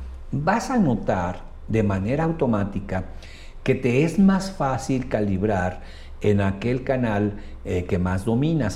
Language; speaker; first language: Spanish; native; Spanish